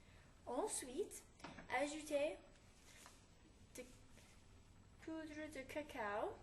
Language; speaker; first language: French; non-native, learner; English